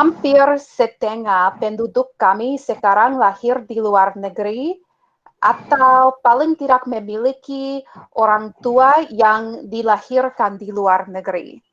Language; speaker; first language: Indonesian; non-native, fluent; English